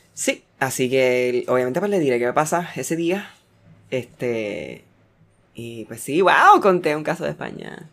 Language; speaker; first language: Spanish; early bilingual, heritage; Spanish